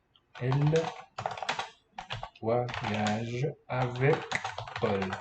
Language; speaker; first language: French; non-native, fluent; English